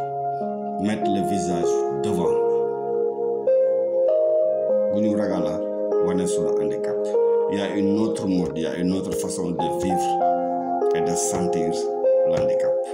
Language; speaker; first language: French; non-native, local second language; Wolof